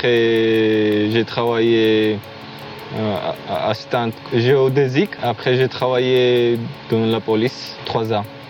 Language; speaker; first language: French; non-native, learner; Georgian